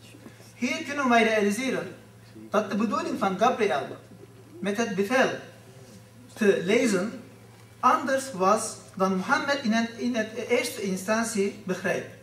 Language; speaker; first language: Dutch; non-native, fluent; Turkish